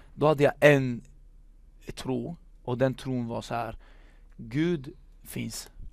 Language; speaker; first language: Swedish; native; Swedish